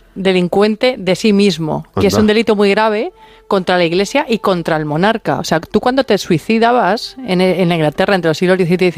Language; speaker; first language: Spanish; native; Spanish